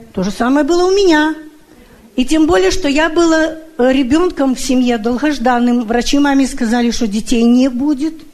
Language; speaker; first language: Russian; native; Russian